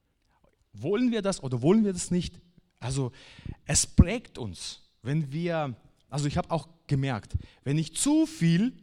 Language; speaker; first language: German; non-native, fluent; Russian